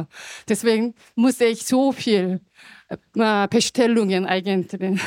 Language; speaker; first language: German; non-native, fluent; Korean